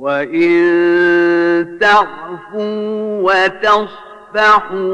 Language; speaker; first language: Arabic; native; Arabic